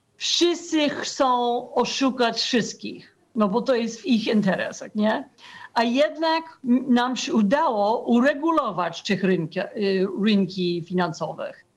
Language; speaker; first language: Polish; non-native, fluent; English